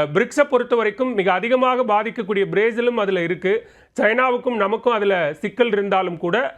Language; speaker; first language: Tamil; native; Tamil